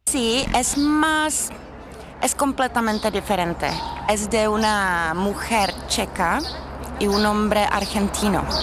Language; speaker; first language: Spanish; non-native, fluent; Czech